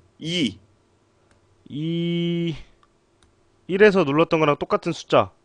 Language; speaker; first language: Korean; native; Korean